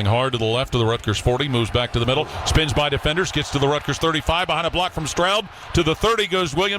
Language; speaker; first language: English; native; English